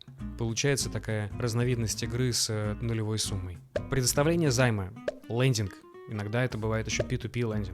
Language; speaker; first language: Russian; native; Russian